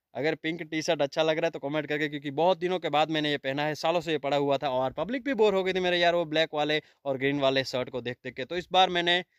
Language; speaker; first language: Hindi; non-native, local second language; Kachhi